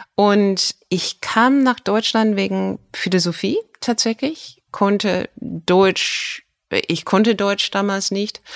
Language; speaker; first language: German; non-native, fluent; English